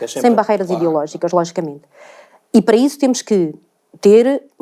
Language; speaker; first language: Portuguese; native; Portuguese